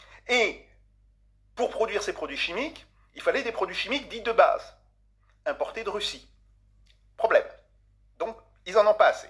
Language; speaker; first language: French; native; French